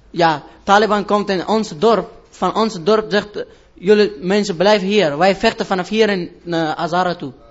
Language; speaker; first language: Dutch; non-native, learner; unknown